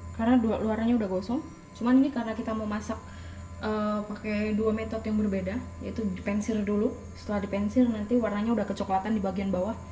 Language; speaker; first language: Indonesian; native; Indonesian